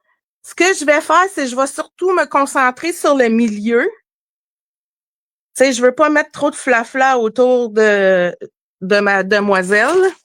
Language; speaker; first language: French; native; French